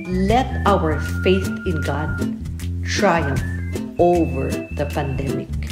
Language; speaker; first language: English; non-native, local second language; Chavacano